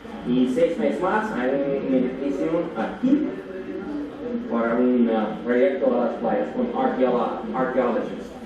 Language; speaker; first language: Spanish; non-native, learner; English